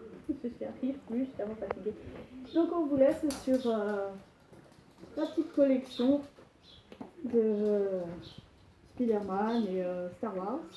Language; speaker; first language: French; native; French